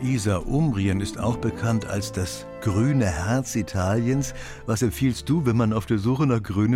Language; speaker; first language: German; native; German